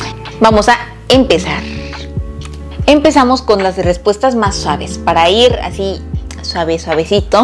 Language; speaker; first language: Spanish; early bilingual, other home language; Korean